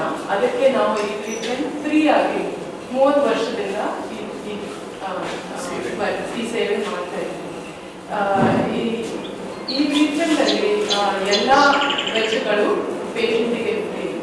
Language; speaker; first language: Kannada; non-native, fluent; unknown